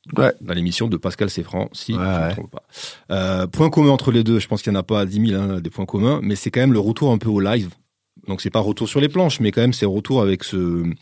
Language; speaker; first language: French; native; French